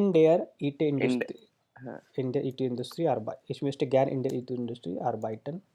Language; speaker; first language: German; non-native, fluent; Hindi